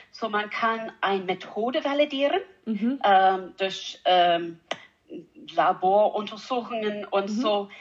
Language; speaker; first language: German; non-native, learner; English